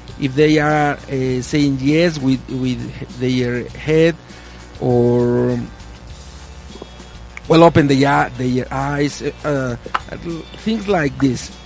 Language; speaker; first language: English; non-native, learner; Spanish